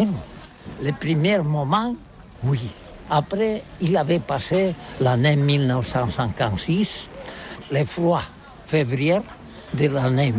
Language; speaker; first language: French; non-native, learner; Catalan